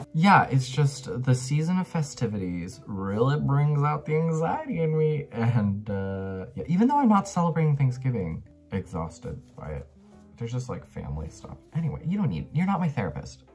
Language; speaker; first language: English; native; English